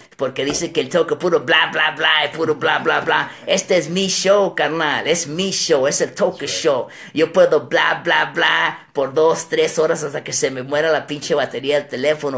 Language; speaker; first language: Spanish; early bilingual, heritage; Spanish